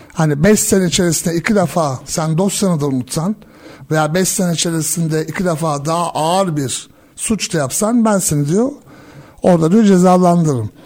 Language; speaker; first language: Turkish; early bilingual, heritage; Turkish